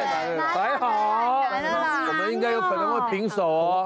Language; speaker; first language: Chinese; native; Chinese